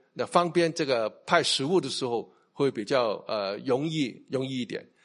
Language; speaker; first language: Chinese; non-native, local second language; Cantonese